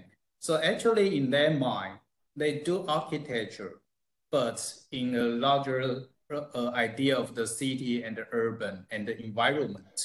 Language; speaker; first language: English; non-native, fluent; Chinese